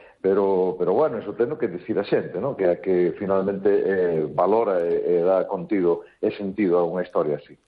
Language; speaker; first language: Galician; native; Galician